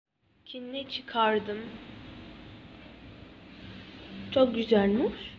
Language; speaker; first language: Turkish; non-native, learner; Arabic